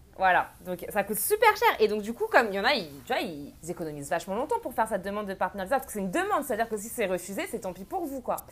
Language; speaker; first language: French; native; French